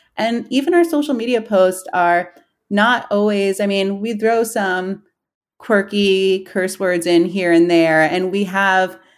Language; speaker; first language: English; native; English